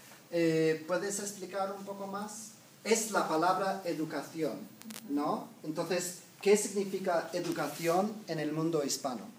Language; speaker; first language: Spanish; non-native, fluent; English